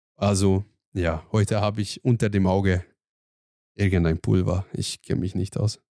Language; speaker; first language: German; non-native, fluent; Hungarian